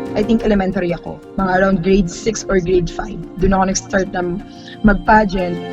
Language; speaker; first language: Filipino; native; Filipino